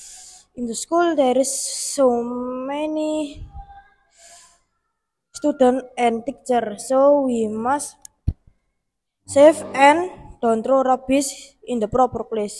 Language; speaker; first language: English; non-native, learner; Indonesian